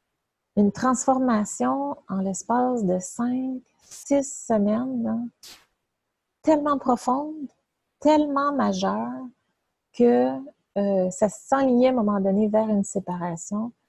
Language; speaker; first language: French; native; French